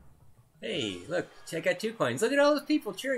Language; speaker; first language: English; native; English